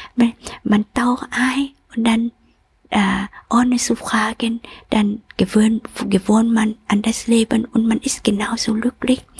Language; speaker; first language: German; non-native, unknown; Vietnamese